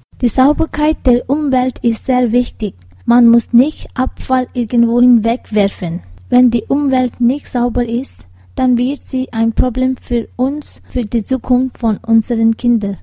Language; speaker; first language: German; non-native, learner; Tibetan